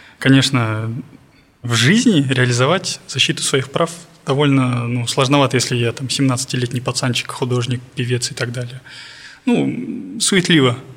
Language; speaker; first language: Russian; non-native, local second language; Kazakh